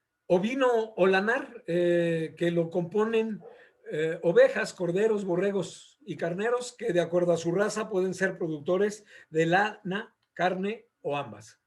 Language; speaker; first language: Spanish; native; Spanish